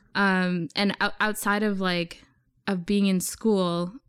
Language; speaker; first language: English; early bilingual, other home language; Urdu